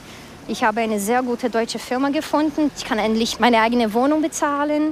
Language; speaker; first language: German; early bilingual, other home language; Portuguese